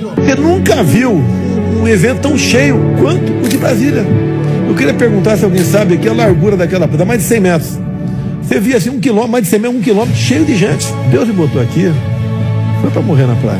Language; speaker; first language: Portuguese; native; Portuguese